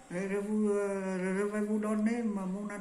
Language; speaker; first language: French; non-native, learner; Vietnamese